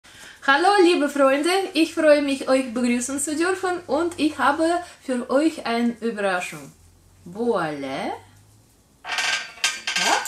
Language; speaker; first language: German; non-native, learner; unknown